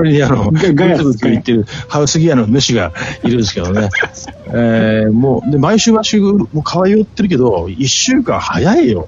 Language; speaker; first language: Japanese; native; Japanese